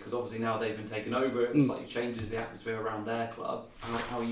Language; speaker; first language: English; native; English